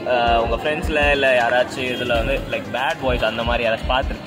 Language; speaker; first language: Tamil; native; Tamil